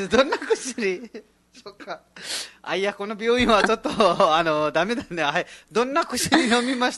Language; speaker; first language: Japanese; non-native, fluent; Nepali